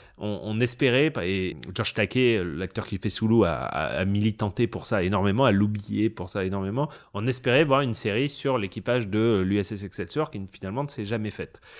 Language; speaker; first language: French; native; French